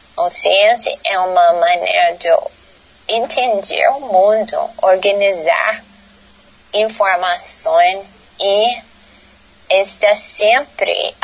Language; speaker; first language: Portuguese; non-native, fluent; English